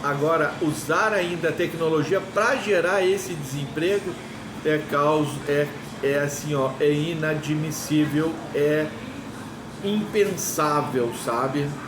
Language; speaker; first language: Portuguese; native; Portuguese